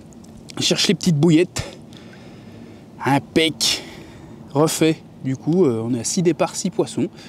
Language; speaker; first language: French; native; French